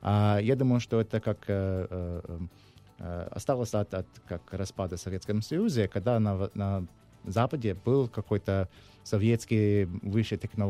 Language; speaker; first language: Russian; non-native, learner; English